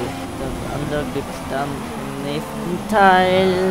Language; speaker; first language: German; native; German